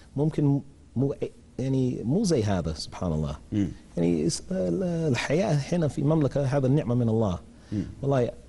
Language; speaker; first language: Arabic; non-native, learner; English